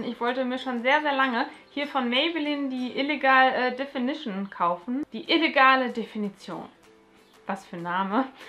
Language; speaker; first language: German; native; German